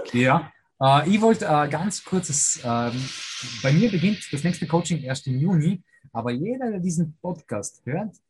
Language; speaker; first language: German; early bilingual, other home language; Polish